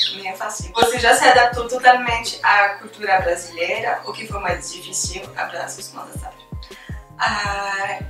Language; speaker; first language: Portuguese; non-native, fluent; French